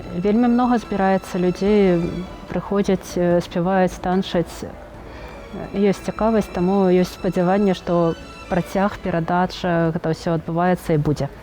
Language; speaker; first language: Belarusian; non-native, local second language; Russian